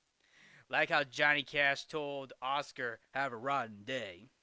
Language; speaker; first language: English; native; English